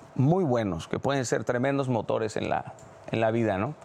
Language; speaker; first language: Spanish; native; Spanish